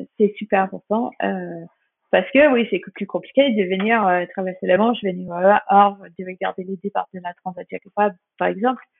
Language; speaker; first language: French; non-native, fluent; English